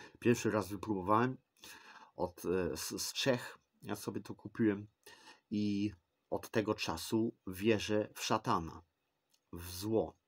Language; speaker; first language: Polish; early bilingual, heritage; Polish